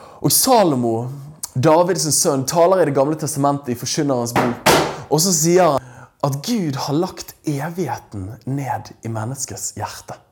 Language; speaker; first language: Norwegian; native; Norwegian